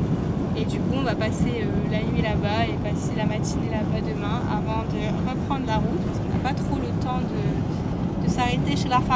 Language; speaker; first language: French; native; French